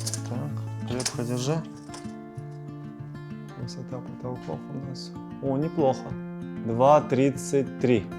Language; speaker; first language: Russian; native; Russian